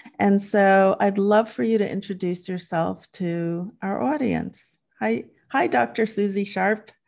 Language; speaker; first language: English; native; English